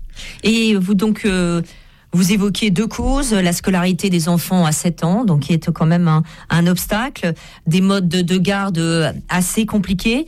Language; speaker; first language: French; native; French